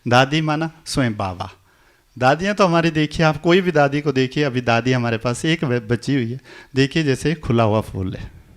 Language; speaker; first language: Hindi; native; Hindi